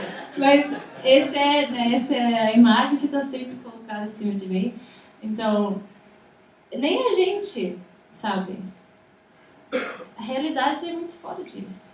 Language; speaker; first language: Portuguese; non-native, fluent; English